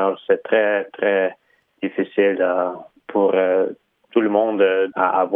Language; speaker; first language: French; early bilingual, heritage; Ukrainian